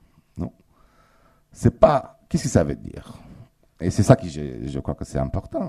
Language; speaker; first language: French; non-native, fluent; Romanian